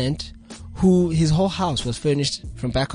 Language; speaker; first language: English; non-native, local second language; Zulu